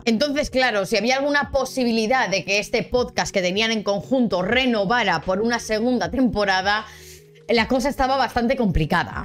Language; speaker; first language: Spanish; native; Spanish